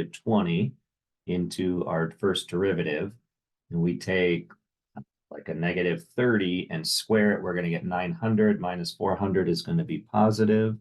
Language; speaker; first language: English; native; English